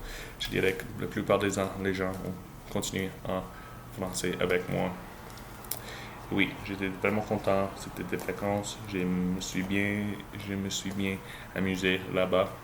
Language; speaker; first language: French; non-native, learner; English